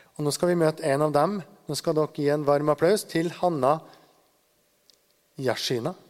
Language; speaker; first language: Norwegian; native; Norwegian